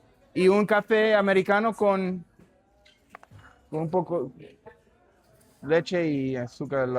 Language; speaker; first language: Spanish; non-native, learner; English